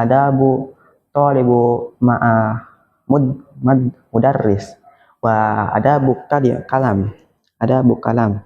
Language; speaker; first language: Arabic; non-native, learner; Indonesian